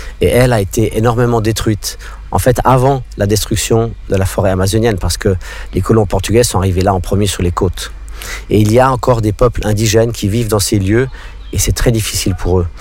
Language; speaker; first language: French; non-native, local second language; English